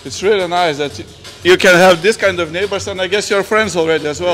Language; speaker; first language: English; non-native, fluent; Lithuanian